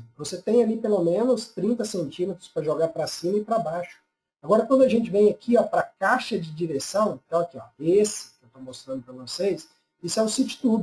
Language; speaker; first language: Portuguese; native; Portuguese